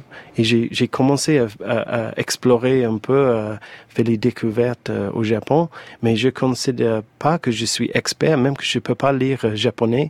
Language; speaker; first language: French; non-native, fluent; English